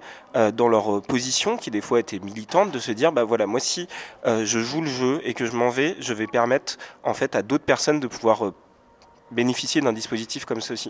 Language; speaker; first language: French; native; French